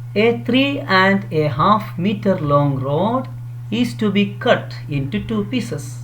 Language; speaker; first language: English; non-native, local second language; Malayalam